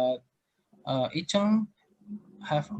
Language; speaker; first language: English; non-native, learner; Indonesian